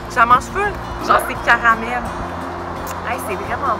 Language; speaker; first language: French; native; French